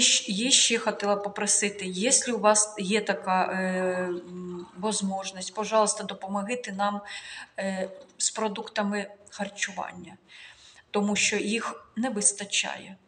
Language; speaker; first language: Ukrainian; non-native, local second language; Russian